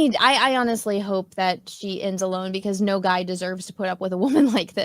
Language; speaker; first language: English; native; English